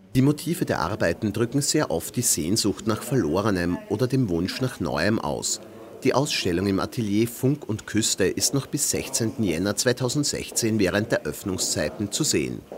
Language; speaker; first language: German; native; German